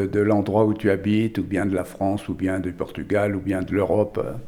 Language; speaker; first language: French; native; French